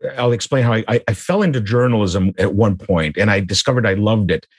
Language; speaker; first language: English; native; English